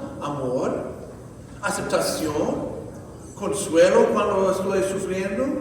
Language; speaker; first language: Spanish; non-native, fluent; English